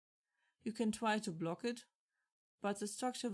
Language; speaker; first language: English; non-native, fluent; German